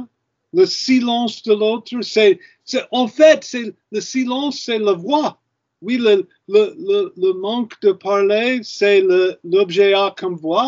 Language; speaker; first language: French; non-native, fluent; English